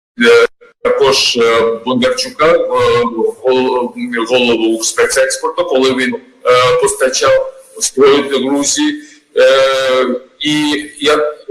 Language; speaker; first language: Ukrainian; non-native, learner; Georgian